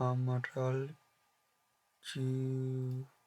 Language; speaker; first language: English; non-native, fluent; Polish